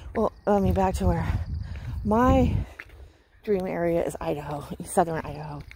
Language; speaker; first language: English; native; English